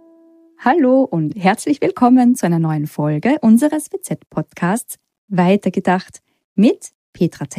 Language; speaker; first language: German; native; German